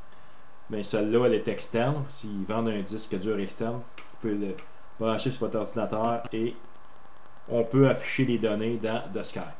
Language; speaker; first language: French; native; French